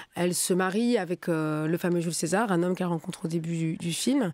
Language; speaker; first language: French; native; French